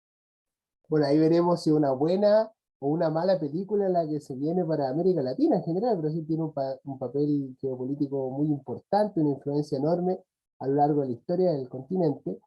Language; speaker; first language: Spanish; native; Spanish